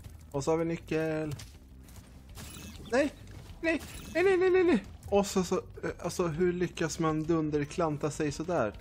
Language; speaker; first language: Swedish; native; Swedish